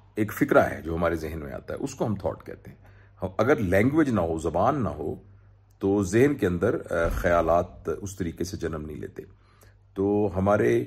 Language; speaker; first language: Urdu; non-native, local second language; Punjabi